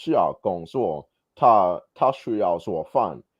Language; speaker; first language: Chinese; non-native, learner; English